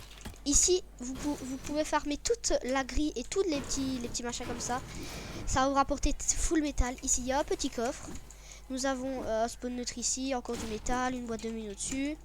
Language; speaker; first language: French; native; French